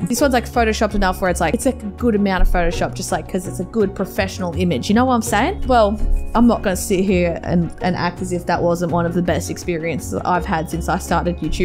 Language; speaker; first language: English; native; English